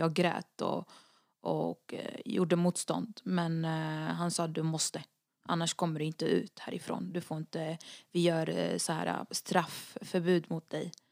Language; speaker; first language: Swedish; early bilingual, other home language; Arabic